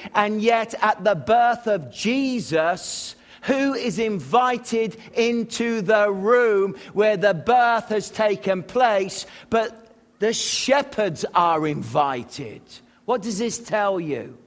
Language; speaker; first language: English; native; English